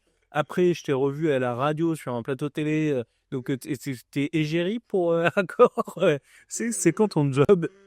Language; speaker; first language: French; native; French